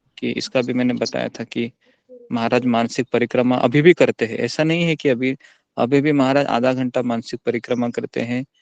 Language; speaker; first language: Hindi; non-native, local second language; Marathi